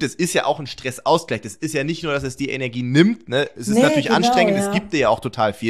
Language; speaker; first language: German; native; German